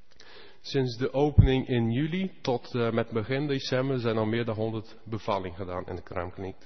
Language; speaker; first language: Dutch; non-native, fluent; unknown